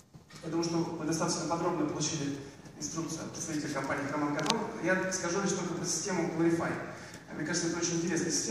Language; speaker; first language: Russian; native; Russian